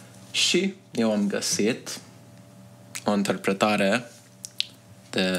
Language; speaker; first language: Romanian; early bilingual, heritage; Romanian